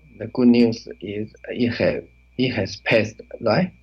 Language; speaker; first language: English; non-native, learner; Chinese